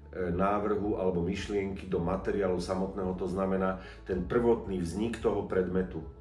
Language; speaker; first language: Slovak; native; Slovak